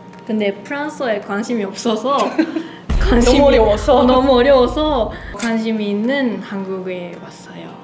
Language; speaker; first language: Korean; non-native, learner; Japanese